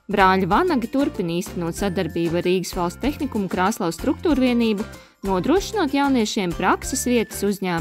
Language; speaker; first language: Latvian; native; Latvian